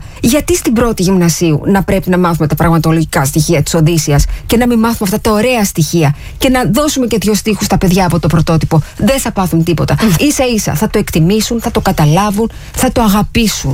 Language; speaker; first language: Greek; native; Greek